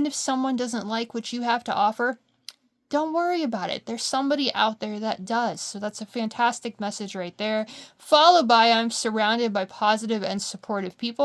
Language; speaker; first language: English; native; English